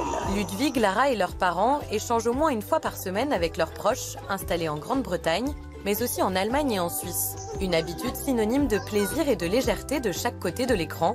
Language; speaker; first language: French; native; French